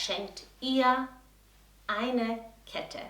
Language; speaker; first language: German; non-native, fluent; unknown